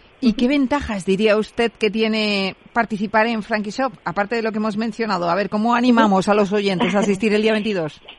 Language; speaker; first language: Spanish; native; Spanish